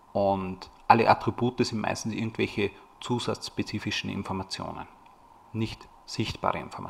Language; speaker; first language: German; native; German